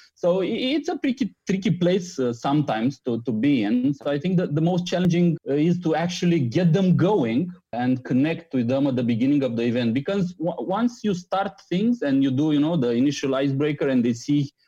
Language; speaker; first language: English; non-native, fluent; Romanian